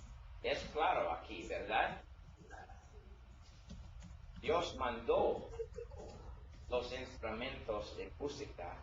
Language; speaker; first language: Spanish; non-native, learner; English